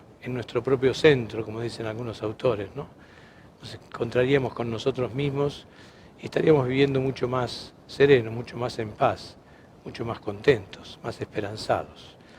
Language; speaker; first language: Spanish; native; Spanish